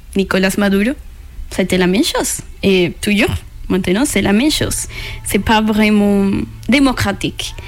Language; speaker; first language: French; non-native, learner; Spanish